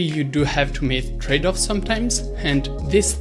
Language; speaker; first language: English; non-native, fluent; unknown